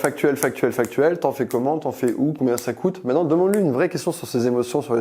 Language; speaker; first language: French; native; French